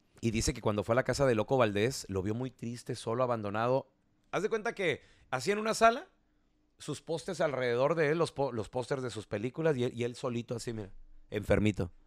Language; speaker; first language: Spanish; native; Spanish